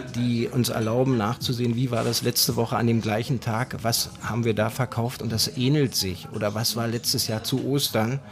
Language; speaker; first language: German; native; German